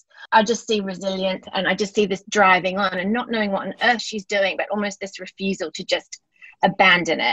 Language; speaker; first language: English; native; English